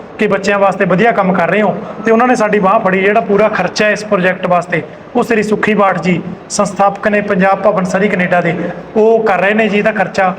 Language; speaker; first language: Punjabi; native; Punjabi